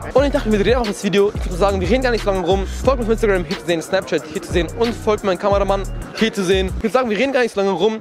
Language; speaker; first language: German; early bilingual, other home language; Turkish